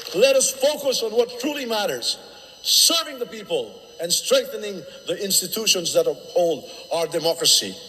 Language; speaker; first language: English; non-native, local second language; Filipino